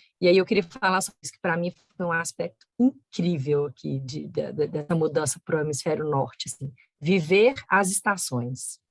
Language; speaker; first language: Portuguese; native; Portuguese